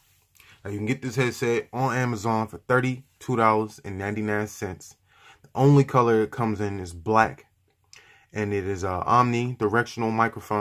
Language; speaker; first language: English; native; English